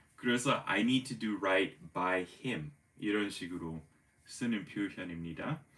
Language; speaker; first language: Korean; non-native, fluent; English